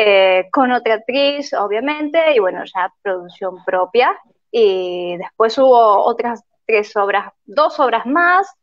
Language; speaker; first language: Spanish; native; Spanish